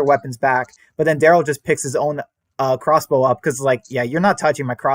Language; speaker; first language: English; native; English